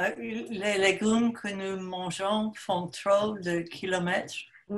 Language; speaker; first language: French; non-native, learner; English